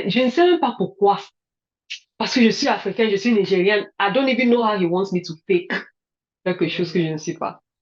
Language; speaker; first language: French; non-native, learner; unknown